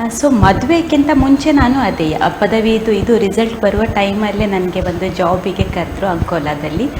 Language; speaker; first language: Kannada; non-native, local second language; Konkani